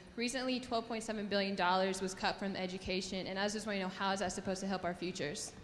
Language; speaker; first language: English; native; English